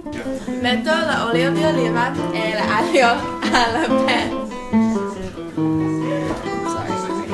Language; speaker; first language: Italian; non-native, learner; English